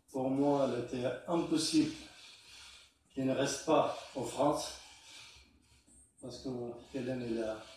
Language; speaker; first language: French; non-native, learner; Arabic